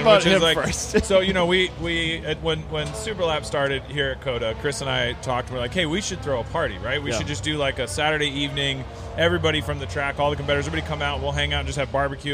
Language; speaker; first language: English; native; English